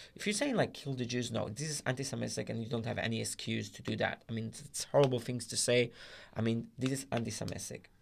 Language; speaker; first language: English; non-native, learner; Hebrew